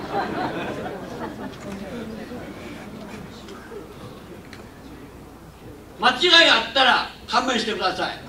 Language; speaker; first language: Japanese; non-native, local second language; Min Nan Chinese